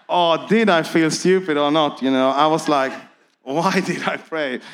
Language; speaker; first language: English; non-native, fluent; Swedish